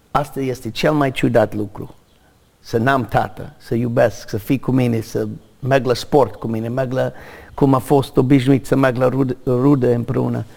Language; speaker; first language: Romanian; non-native, learner; English